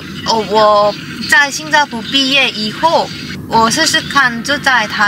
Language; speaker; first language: Chinese; non-native, fluent; Korean